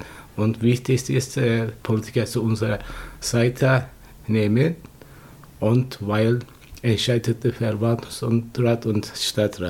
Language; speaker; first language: German; non-native, learner; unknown